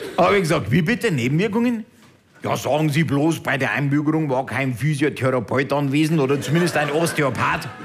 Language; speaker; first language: German; early bilingual, other home language; Turkish